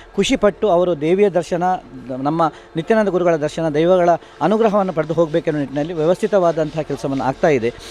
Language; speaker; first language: Kannada; native; Kannada